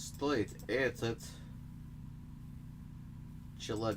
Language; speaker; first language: Russian; non-native, fluent; English